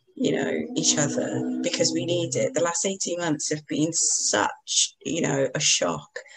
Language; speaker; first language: English; native; English